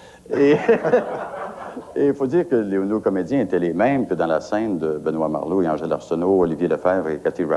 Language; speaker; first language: French; native; French